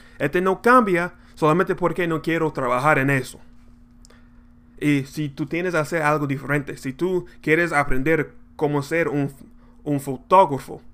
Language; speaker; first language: Spanish; non-native, learner; English